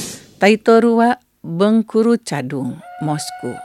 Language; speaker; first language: Japanese; non-native, learner; Indonesian